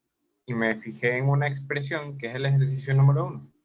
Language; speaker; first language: Spanish; native; Spanish